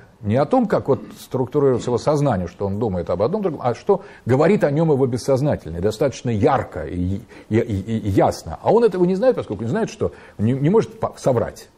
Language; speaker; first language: Russian; native; Russian